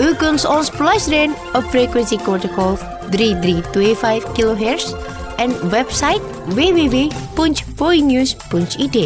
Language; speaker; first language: Dutch; non-native, fluent; Indonesian